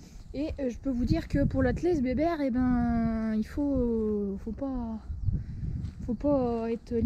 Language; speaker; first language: French; native; French